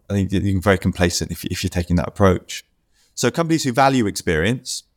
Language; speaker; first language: English; native; English